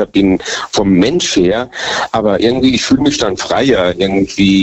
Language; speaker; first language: German; native; German